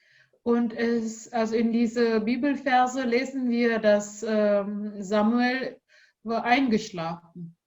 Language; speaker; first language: German; non-native, learner; Indonesian